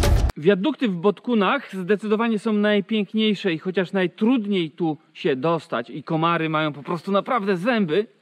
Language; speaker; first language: Polish; native; Polish